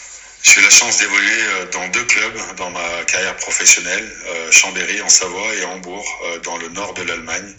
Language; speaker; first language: French; native; French